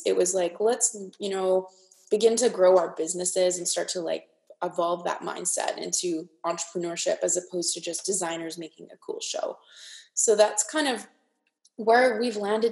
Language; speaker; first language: English; native; English